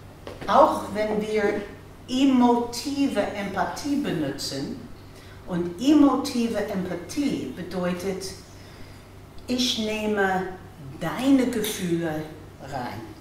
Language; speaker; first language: German; non-native, fluent; English